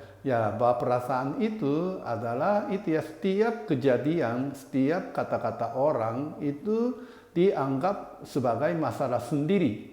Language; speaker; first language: Indonesian; non-native, fluent; Japanese